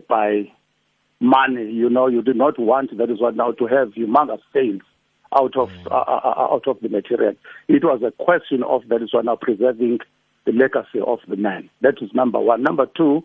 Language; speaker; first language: English; non-native, local second language; Zulu